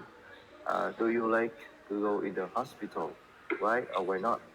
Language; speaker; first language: English; non-native, learner; Vietnamese